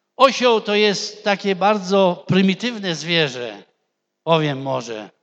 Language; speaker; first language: Polish; native; Polish